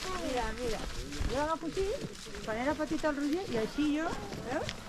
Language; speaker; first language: Catalan; non-native, local second language; Spanish